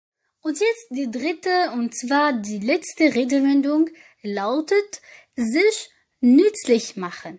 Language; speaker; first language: German; non-native, fluent; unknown